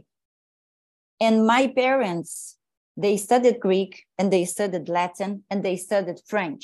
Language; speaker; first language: English; non-native, fluent; Portuguese